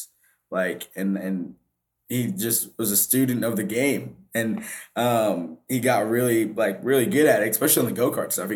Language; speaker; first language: English; native; English